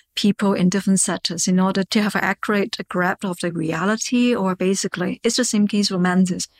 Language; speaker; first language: English; non-native, local second language; Cantonese